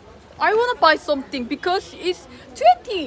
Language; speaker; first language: English; non-native, learner; Korean